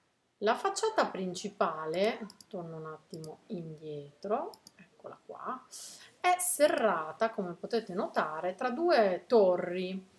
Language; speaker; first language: Italian; native; Italian